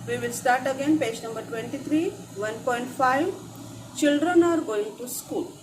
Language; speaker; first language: English; non-native, local second language; Marathi